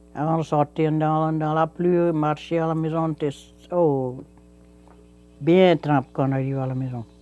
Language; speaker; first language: French; native; French